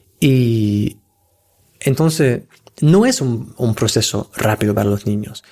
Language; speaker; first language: Spanish; non-native, fluent; English